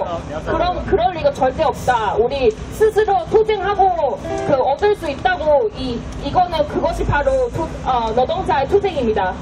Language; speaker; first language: Korean; non-native, fluent; Chinese